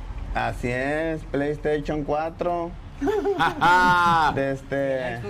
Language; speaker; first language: Spanish; native; Spanish